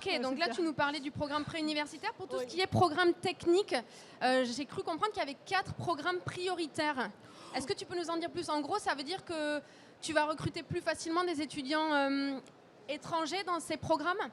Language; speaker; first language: French; native; French